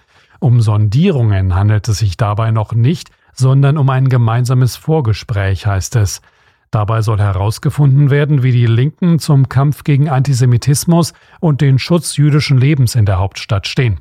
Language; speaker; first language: German; native; German